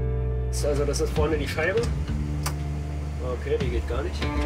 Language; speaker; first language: German; native; German